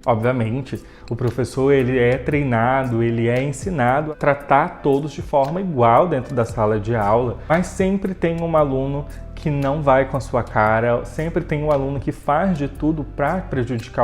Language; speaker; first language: Portuguese; native; Portuguese